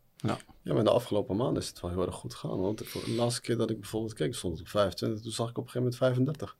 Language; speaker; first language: Dutch; early bilingual, other home language; Arabic